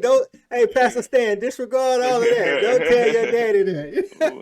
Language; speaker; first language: English; native; English